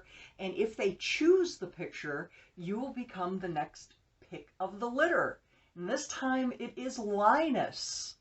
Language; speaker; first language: English; native; English